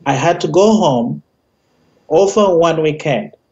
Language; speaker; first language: English; non-native, local second language; Ganda